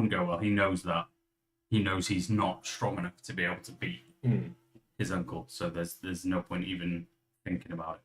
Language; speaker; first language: English; native; English